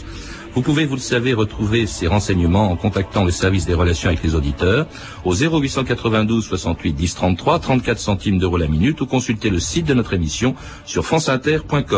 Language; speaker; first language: French; native; French